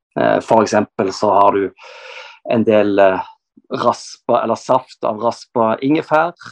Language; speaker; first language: Norwegian; native; Norwegian